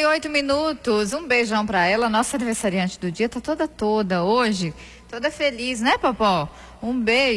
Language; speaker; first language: Portuguese; native; Portuguese